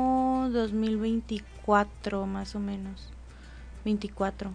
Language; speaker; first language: Spanish; native; Spanish